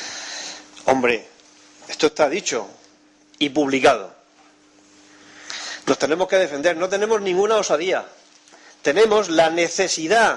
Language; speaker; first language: Spanish; native; Spanish